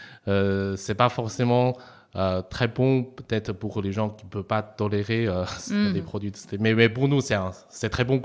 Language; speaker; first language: French; non-native, fluent; Chinese